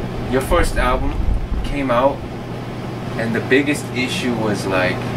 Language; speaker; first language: English; native; English